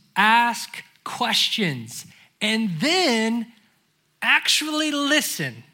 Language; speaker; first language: English; native; English